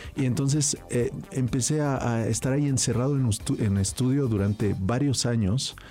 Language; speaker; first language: Spanish; early bilingual, heritage; French